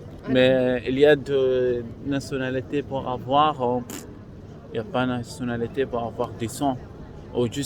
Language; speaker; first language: French; non-native, learner; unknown